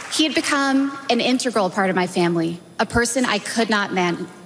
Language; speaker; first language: English; native; English